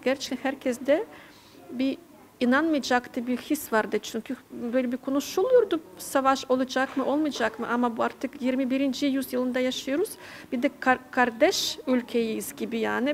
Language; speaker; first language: Turkish; non-native, fluent; Ukrainian